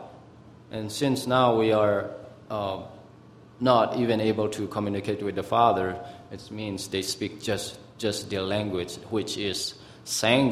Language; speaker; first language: English; non-native, fluent; Burmese